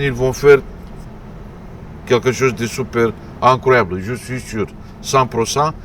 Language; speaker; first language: French; non-native, fluent; Romanian